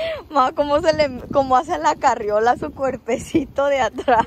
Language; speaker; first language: Spanish; early bilingual, heritage; Spanish